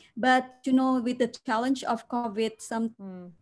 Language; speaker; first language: English; non-native, fluent; Indonesian